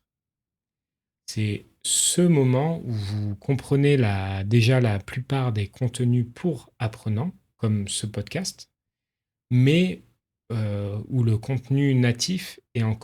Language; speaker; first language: French; native; French